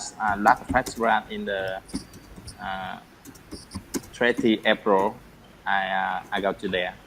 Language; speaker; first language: English; non-native, learner; Vietnamese